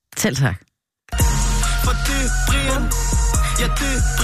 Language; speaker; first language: Danish; native; Danish